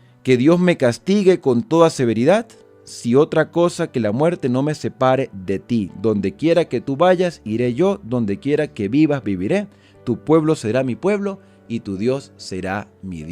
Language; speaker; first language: Spanish; native; Spanish